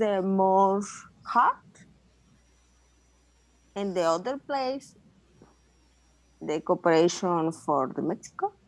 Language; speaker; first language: English; non-native, learner; Spanish